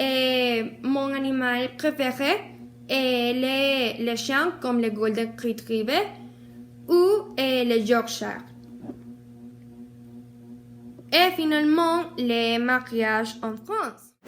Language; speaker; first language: French; non-native, learner; Spanish